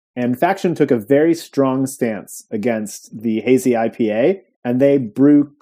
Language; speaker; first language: English; native; English